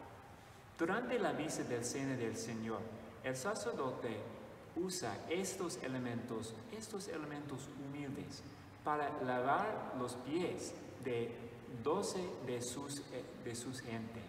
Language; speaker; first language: Spanish; non-native, fluent; English